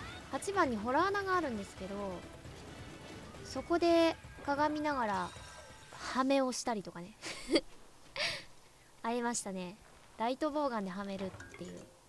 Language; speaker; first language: Japanese; native; Japanese